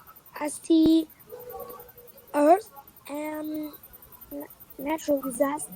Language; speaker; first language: English; non-native, learner; Vietnamese